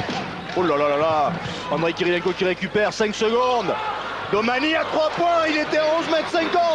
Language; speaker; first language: French; native; French